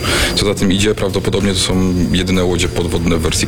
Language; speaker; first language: Polish; native; Polish